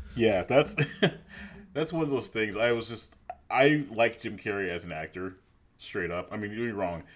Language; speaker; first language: English; native; English